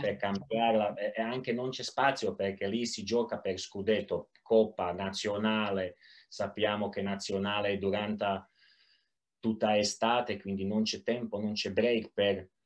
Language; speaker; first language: Italian; non-native, learner; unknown